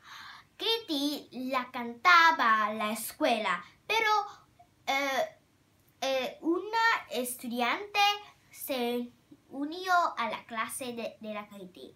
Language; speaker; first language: Spanish; non-native, learner; Vietnamese